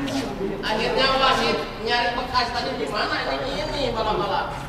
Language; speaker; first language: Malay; non-native, local second language; Javanese